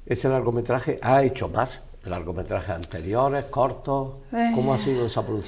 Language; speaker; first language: Spanish; native; Spanish